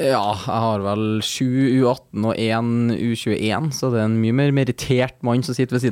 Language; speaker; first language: Norwegian; native; Norwegian